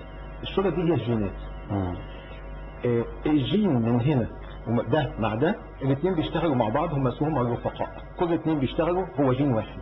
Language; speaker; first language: Arabic; native; Arabic